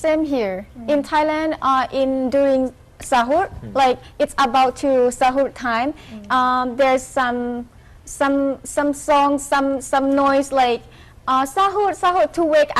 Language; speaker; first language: English; non-native, fluent; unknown